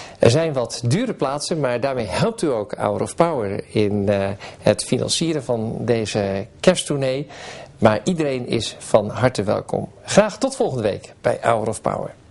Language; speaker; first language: Dutch; native; Dutch